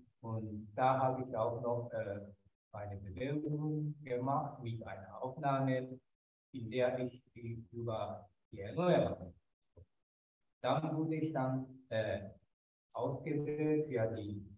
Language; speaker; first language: German; non-native, fluent; Japanese